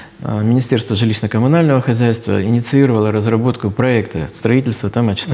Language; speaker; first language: Russian; native; Russian